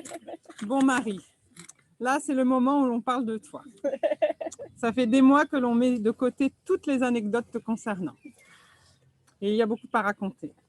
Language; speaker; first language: French; native; French